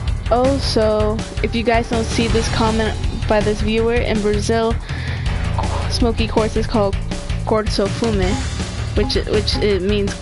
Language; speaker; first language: English; early bilingual, other home language; Spanish